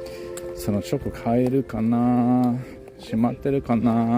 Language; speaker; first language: Japanese; non-native, fluent; English